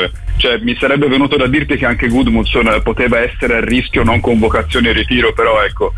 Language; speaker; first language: Italian; native; Italian